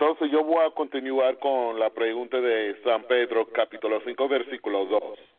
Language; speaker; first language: Spanish; non-native, fluent; English